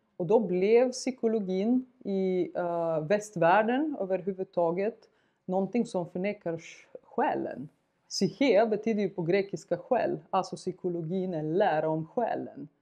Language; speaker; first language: Swedish; non-native, fluent; Bulgarian